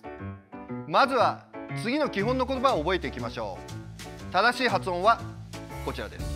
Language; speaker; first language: Japanese; native; Japanese